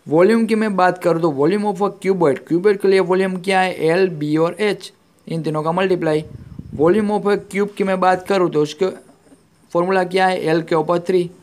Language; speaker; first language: Hindi; non-native, local second language; Gujarati